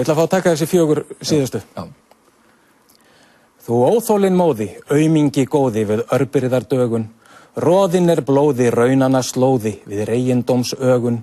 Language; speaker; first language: Icelandic; native; Icelandic